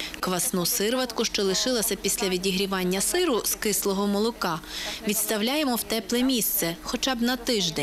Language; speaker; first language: Ukrainian; native; Ukrainian